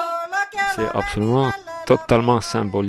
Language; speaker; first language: French; non-native, fluent; Estonian